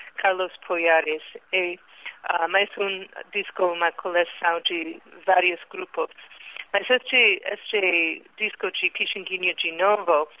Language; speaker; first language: Portuguese; non-native, fluent; English